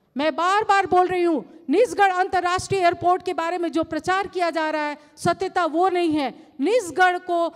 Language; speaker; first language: Hindi; non-native, local second language; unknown